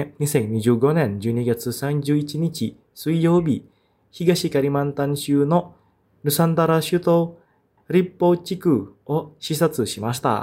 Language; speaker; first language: Japanese; non-native, fluent; Indonesian